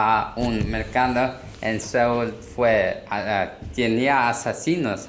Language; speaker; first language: Spanish; non-native, learner; Korean